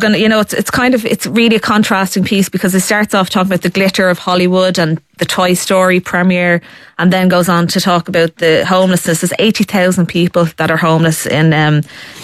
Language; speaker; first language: English; native; English